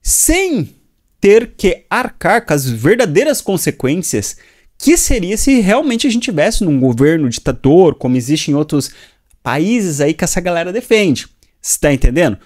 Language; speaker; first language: Portuguese; native; Portuguese